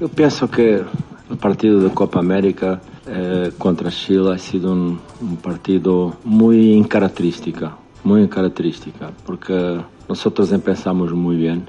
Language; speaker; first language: Spanish; non-native, learner; Portuguese